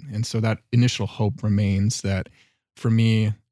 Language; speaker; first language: English; non-native, fluent; German